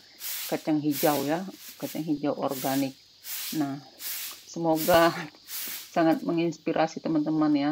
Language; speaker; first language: Indonesian; native; Indonesian